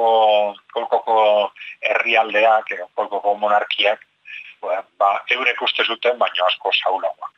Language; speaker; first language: Basque; native; Basque